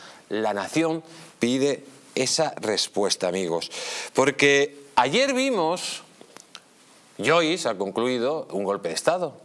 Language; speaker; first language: Spanish; native; Spanish